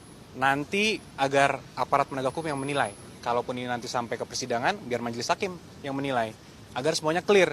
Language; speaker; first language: Indonesian; native; Indonesian